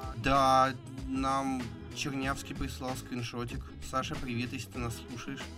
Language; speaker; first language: Russian; native; Russian